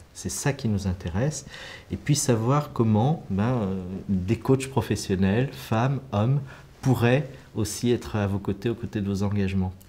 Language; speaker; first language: French; native; French